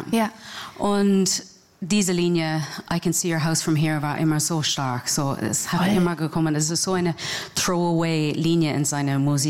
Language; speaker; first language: German; non-native, learner; English